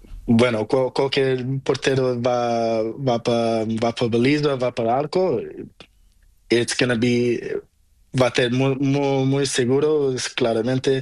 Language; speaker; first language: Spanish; non-native, learner; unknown